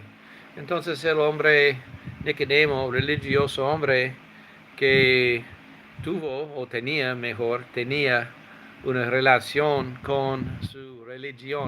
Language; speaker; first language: Spanish; non-native, fluent; English